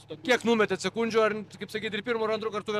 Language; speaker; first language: Lithuanian; native; Lithuanian